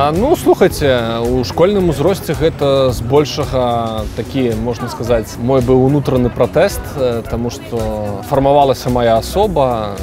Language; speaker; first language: Belarusian; non-native, local second language; Russian